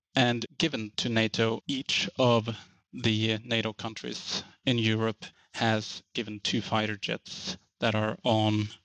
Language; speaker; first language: English; non-native, fluent; Norwegian